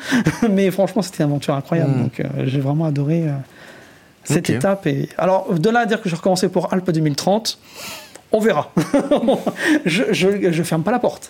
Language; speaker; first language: French; native; French